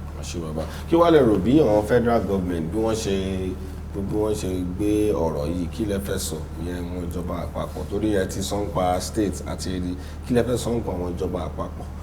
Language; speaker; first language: Yoruba; native; Yoruba